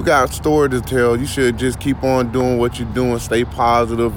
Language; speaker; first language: English; native; English